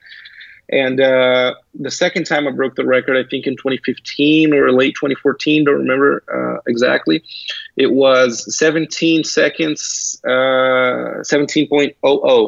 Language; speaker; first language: English; early bilingual, other home language; Portuguese